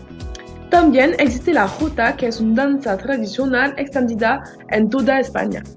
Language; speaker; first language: Spanish; non-native, learner; French